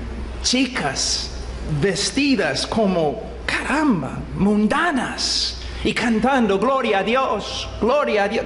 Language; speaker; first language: Spanish; non-native, fluent; English